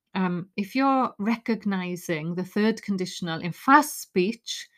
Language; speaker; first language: English; native; English